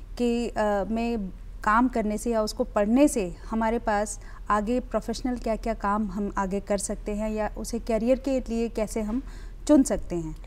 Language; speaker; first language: Hindi; non-native, local second language; Telugu